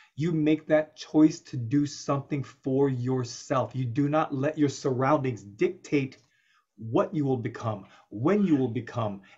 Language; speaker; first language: English; native; English